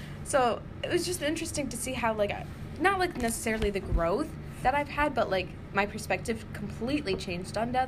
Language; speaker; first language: English; native; English